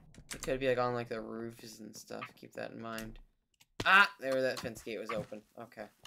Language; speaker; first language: English; native; English